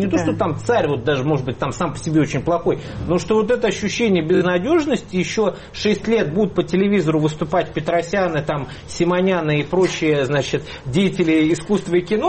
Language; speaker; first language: Russian; native; Russian